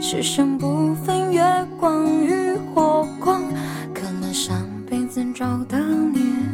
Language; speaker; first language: Chinese; native; Chinese